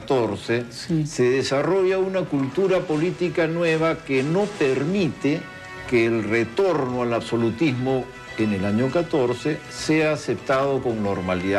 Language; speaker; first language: Spanish; native; Spanish